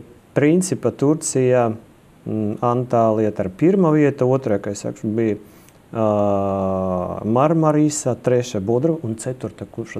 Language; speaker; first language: Latvian; non-native, local second language; Russian